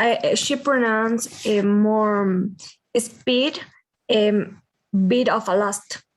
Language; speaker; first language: English; non-native, learner; Spanish